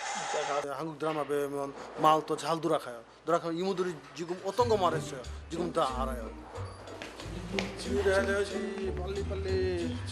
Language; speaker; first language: Korean; non-native, learner; Bangla